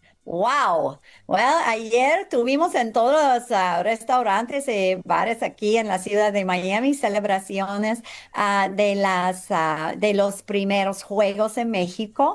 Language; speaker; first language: Spanish; early bilingual, heritage; English